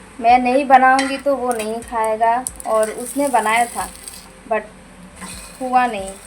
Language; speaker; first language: Hindi; non-native, local second language; Bangla